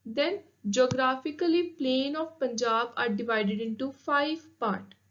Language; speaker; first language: English; non-native, local second language; Punjabi